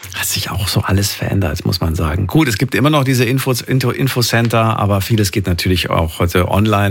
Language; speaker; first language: German; native; German